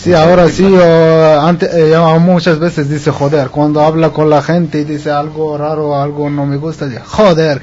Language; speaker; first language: Spanish; non-native, learner; Arabic